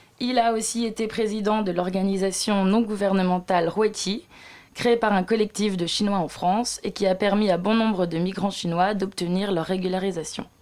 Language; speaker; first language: French; native; French